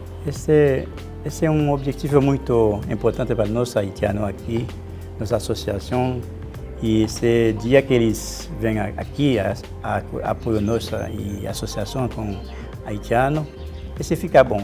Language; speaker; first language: Portuguese; non-native, learner; Haitian Creole